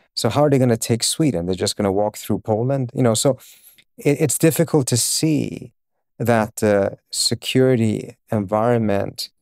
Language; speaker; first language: English; early bilingual, other home language; Swedish